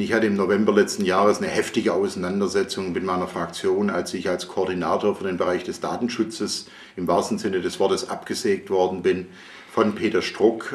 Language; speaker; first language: German; native; German